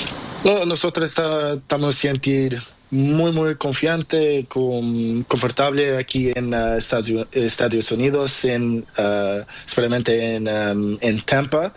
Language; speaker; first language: Spanish; non-native, local second language; Portuguese